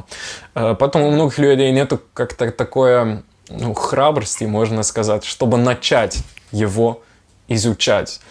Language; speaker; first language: Russian; non-native, fluent; Dutch